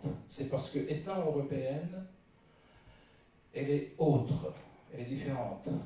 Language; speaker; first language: French; non-native, fluent; Russian